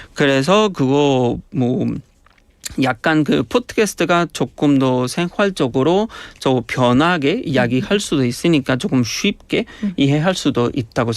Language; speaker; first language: Korean; non-native, fluent; Spanish